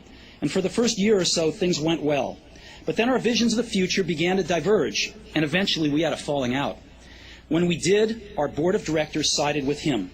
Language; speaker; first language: English; native; English